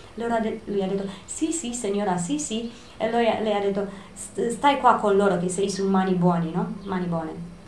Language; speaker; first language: Italian; non-native, fluent; Romanian